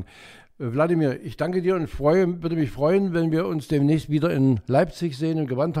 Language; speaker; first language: German; native; German